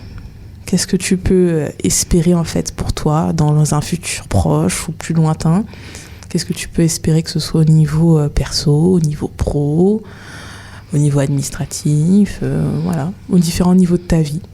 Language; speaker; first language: French; native; French